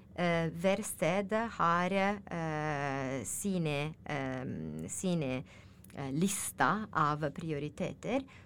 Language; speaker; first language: Norwegian; non-native, learner; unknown